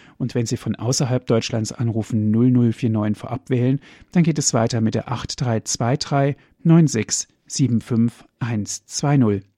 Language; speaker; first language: German; native; German